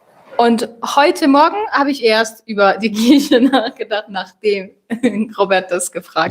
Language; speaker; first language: German; non-native, fluent; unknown